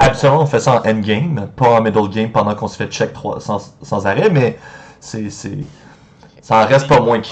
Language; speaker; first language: French; native; French